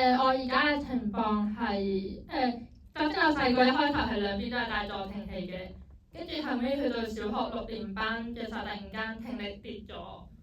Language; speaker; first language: Cantonese; native; Cantonese